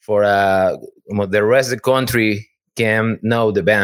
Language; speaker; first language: English; non-native, learner; Spanish